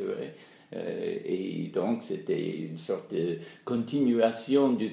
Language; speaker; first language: French; non-native, fluent; English